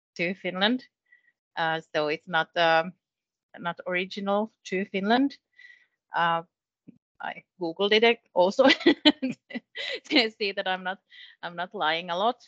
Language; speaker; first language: English; non-native, fluent; Finnish